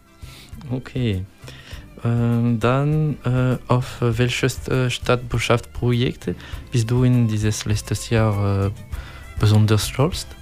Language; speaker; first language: German; non-native, learner; English